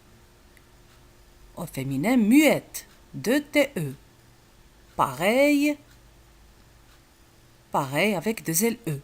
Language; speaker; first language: French; non-native, local second language; Arabic